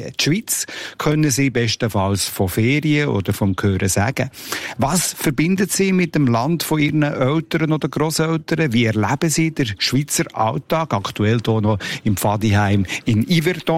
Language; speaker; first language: German; native; German